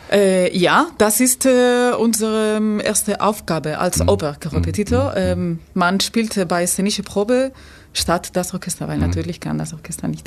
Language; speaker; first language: German; non-native, fluent; Spanish